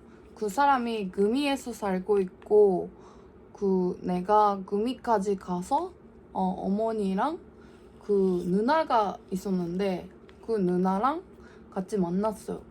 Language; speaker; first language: Korean; non-native, learner; Japanese